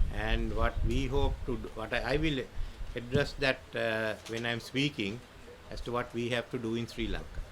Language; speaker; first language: English; non-native, local second language; Sinhala